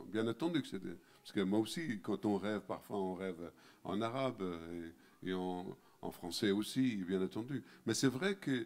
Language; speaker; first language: French; non-native, fluent; Arabic